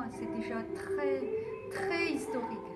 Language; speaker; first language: French; non-native, fluent; Chinese